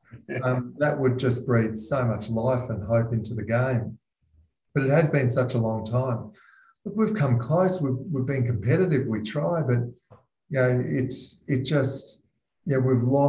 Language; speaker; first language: English; native; English